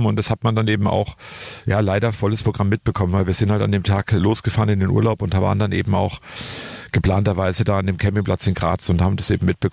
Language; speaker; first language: German; native; German